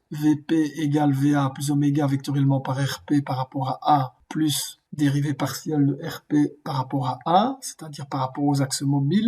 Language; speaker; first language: French; native; French